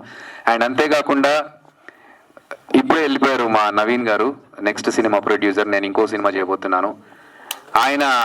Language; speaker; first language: Telugu; native; Telugu